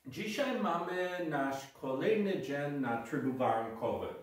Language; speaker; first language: Polish; non-native, learner; English